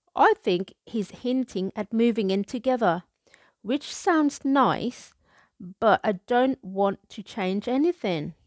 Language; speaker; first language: English; non-native, fluent; Thai